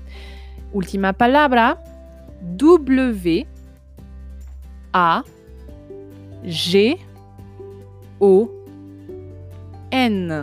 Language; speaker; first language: Spanish; non-native, fluent; French